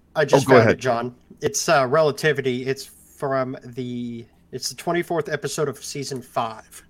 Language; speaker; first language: English; native; English